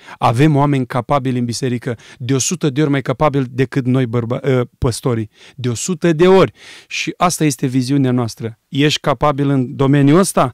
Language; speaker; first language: Romanian; native; Romanian